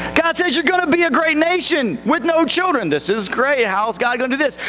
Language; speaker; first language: English; native; English